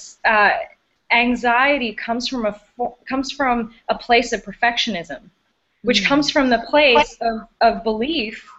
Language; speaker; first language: English; native; English